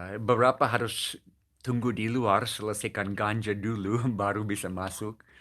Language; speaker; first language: Indonesian; non-native, fluent; English